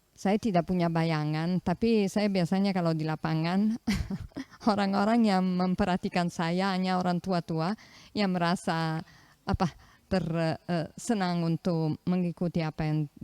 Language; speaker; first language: Indonesian; non-native, fluent; Italian